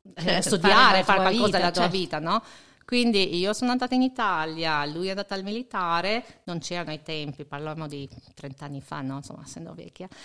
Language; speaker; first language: Italian; non-native, fluent; Albanian